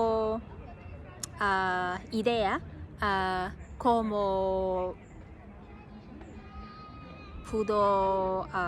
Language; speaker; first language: Spanish; non-native, learner; Cantonese